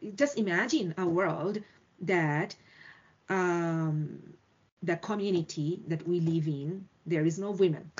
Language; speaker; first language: English; non-native, local second language; Bangla